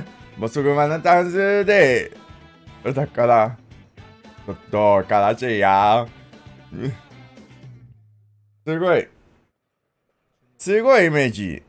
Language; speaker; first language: Japanese; non-native, learner; English